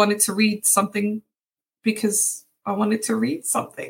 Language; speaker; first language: English; early bilingual, other home language; Portuguese